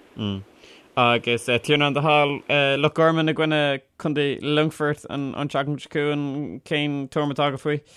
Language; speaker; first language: Irish; native; Irish